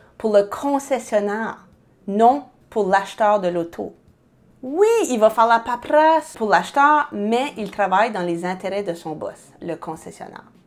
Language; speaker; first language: French; native; French